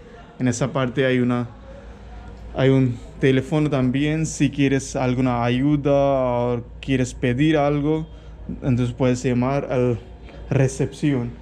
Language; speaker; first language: Spanish; non-native, learner; Hindi